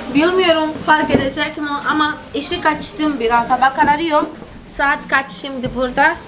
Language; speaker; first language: Turkish; non-native, fluent; Portuguese